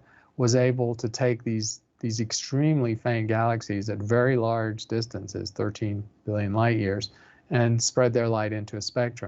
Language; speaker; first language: English; native; English